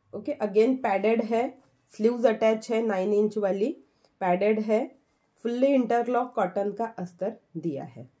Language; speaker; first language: Hindi; non-native, local second language; Marathi